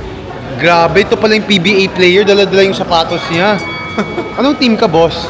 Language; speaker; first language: Filipino; native; Filipino